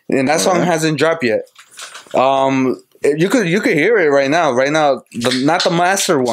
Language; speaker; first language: English; early bilingual, other home language; Spanish